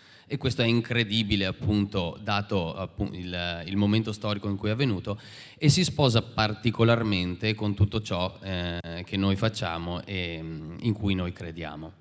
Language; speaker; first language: Italian; native; Italian